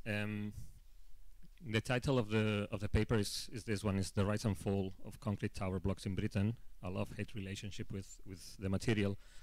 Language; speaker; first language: English; non-native, fluent; Spanish